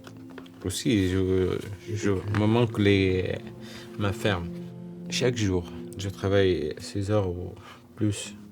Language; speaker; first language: French; non-native, learner; Arabic